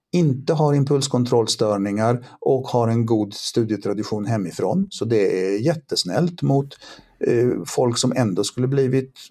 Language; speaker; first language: Swedish; early bilingual, other home language; Polish